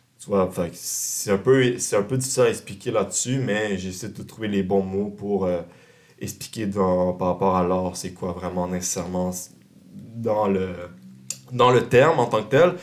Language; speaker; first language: French; native; French